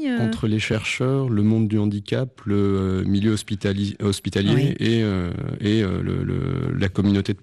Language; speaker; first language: French; native; French